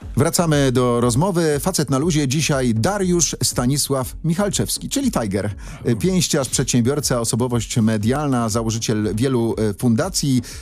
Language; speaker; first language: Polish; native; Polish